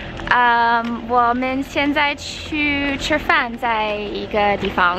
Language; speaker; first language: Chinese; non-native, learner; English